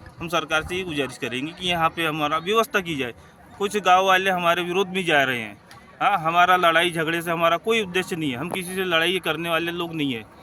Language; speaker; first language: Hindi; native; Hindi